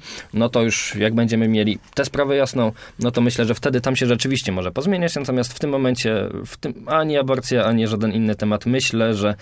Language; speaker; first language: Polish; native; Polish